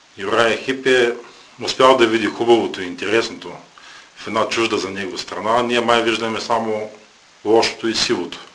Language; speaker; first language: Bulgarian; native; Bulgarian